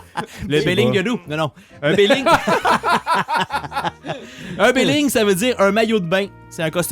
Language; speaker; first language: French; native; French